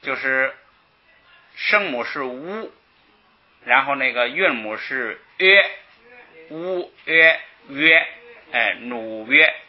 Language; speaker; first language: Chinese; native; Chinese